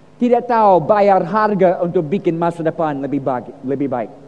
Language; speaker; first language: Indonesian; non-native, fluent; English